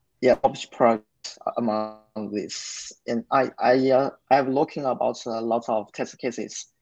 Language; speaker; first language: English; non-native, learner; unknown